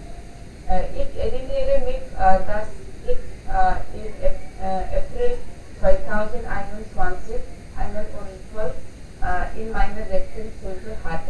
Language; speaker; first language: German; non-native, learner; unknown